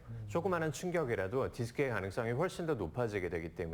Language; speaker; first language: Korean; native; Korean